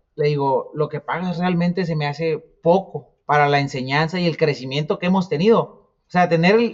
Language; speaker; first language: Spanish; native; Spanish